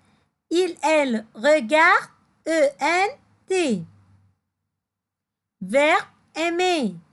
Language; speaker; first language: French; non-native, fluent; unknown